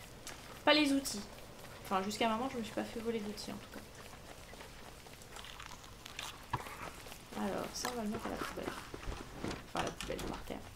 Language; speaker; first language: French; native; French